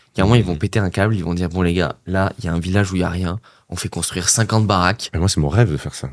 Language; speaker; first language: French; native; French